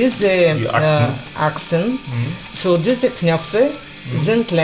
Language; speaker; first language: German; non-native, fluent; Bulgarian